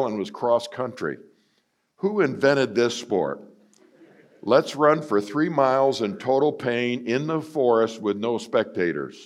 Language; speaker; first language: English; native; English